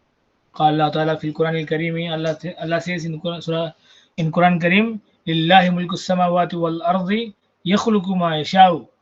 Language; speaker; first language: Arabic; non-native, fluent; Tamil